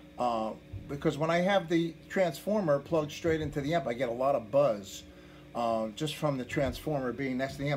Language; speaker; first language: English; native; English